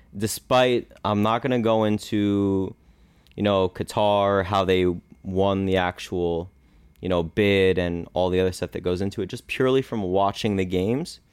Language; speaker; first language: English; early bilingual, other home language; Greek